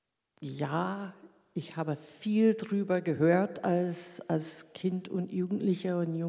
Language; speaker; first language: German; early bilingual, heritage; German